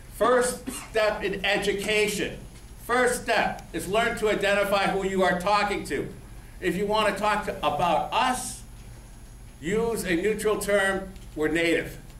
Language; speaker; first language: English; native; English